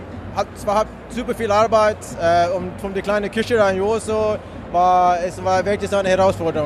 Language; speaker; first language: German; non-native, fluent; Swedish